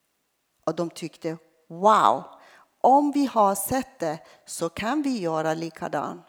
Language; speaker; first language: Swedish; non-native, fluent; Persian